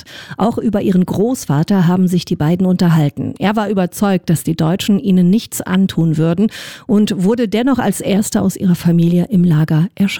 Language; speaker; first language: German; native; German